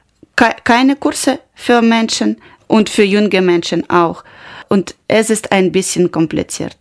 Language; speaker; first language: German; non-native, learner; Ukrainian